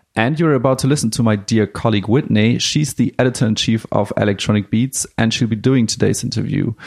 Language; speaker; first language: English; non-native, fluent; German